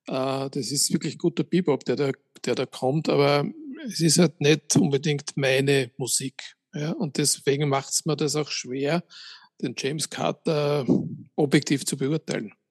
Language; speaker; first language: German; native; German